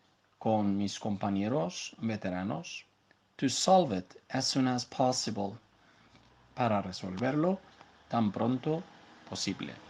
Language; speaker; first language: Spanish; non-native, fluent; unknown